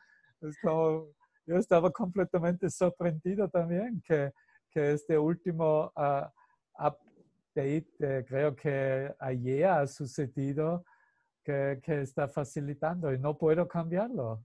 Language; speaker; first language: Spanish; non-native, fluent; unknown